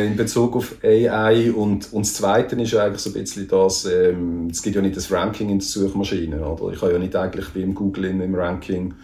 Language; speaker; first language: German; native; German